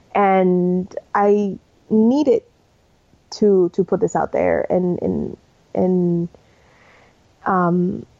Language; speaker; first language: English; early bilingual, other home language; Spanish